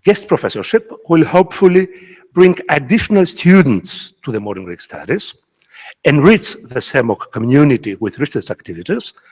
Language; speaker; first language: English; non-native, fluent; Greek